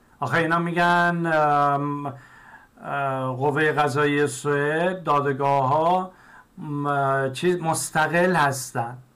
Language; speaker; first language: Persian; native; Persian